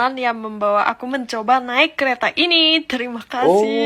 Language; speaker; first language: Indonesian; non-native, learner; Japanese